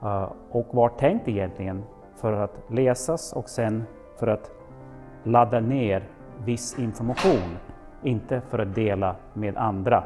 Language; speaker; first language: Swedish; non-native, fluent; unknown